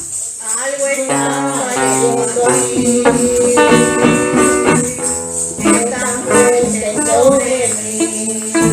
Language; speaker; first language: Spanish; native; Spanish